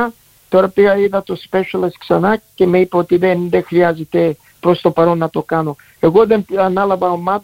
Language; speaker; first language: Greek; early bilingual, heritage; Greek